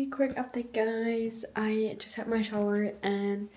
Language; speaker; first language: English; non-native, fluent; German